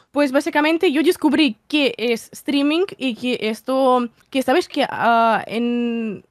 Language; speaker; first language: Spanish; non-native, fluent; Russian